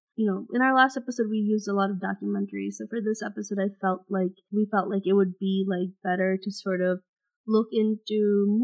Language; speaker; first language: English; non-native, local second language; Bangla